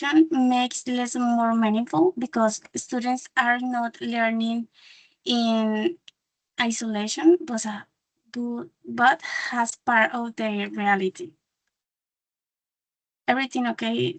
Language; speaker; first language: English; non-native, learner; Spanish